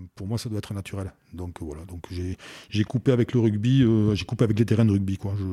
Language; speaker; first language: French; native; French